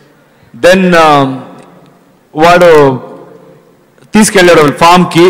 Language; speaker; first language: Telugu; non-native, learner; Kannada